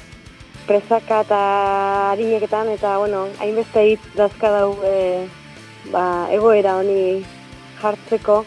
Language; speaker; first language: Basque; native; Basque